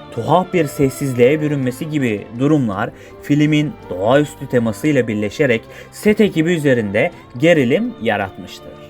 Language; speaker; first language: Turkish; native; Turkish